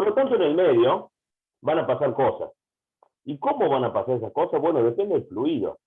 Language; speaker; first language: Spanish; native; Spanish